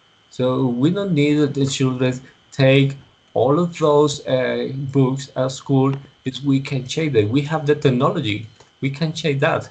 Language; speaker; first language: English; non-native, learner; Spanish